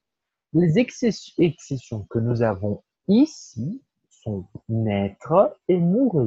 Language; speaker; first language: French; non-native, fluent; Portuguese